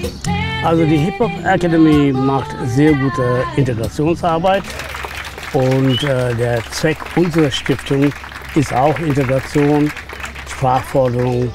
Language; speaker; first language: German; non-native, fluent; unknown